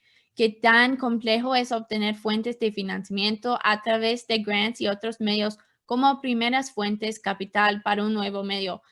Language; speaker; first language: Spanish; non-native, fluent; English